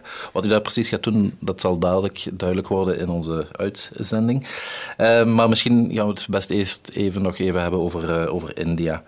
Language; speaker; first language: Dutch; native; Dutch